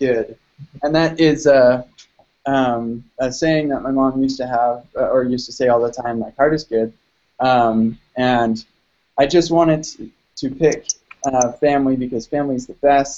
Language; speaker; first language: English; native; English